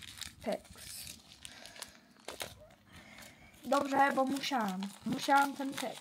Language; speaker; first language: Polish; early bilingual, heritage; Polish